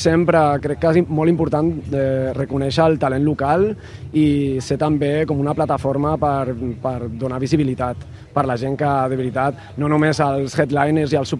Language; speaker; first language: Catalan; non-native, local second language; Spanish